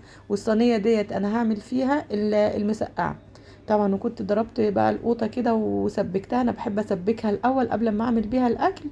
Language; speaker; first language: Arabic; native; Arabic